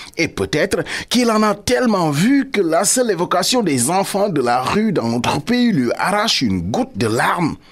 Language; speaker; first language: French; non-native, local second language; Wolof